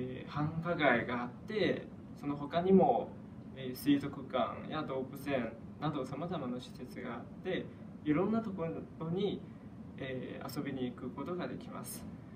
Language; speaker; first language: Japanese; non-native, fluent; Chinese